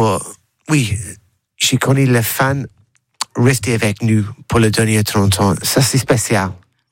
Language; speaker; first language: French; non-native, learner; English